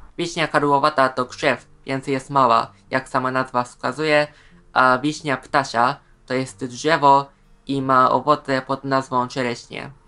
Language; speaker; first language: Polish; non-native, fluent; Japanese